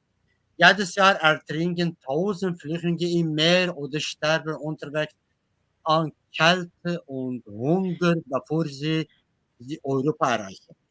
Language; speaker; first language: German; non-native, learner; Kurdish